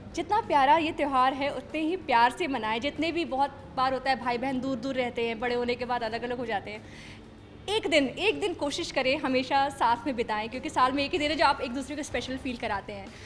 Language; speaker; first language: Hindi; native; Hindi